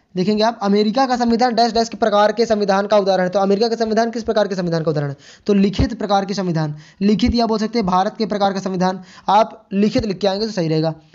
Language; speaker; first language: Hindi; native; Hindi